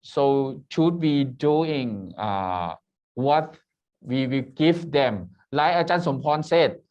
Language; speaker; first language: English; non-native, learner; Thai